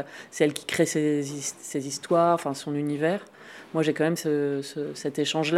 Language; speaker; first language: French; native; French